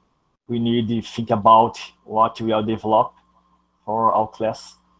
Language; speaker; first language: English; non-native, learner; Portuguese